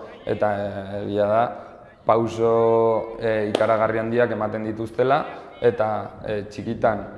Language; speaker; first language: Basque; native; Basque